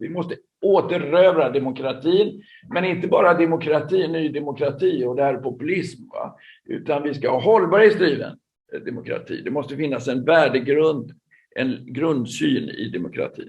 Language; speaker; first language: Swedish; native; Swedish